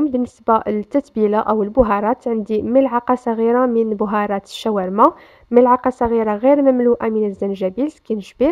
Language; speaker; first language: Arabic; native; Arabic